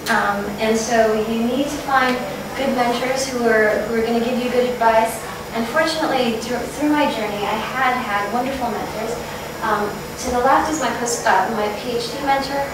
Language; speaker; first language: English; native; English